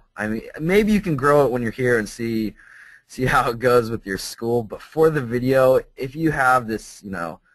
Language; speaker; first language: English; native; English